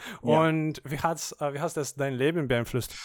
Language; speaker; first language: German; non-native, fluent; Portuguese